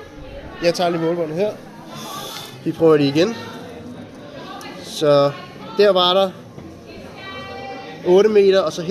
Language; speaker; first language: Danish; native; Danish